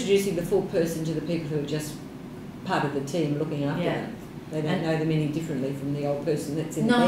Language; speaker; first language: English; native; English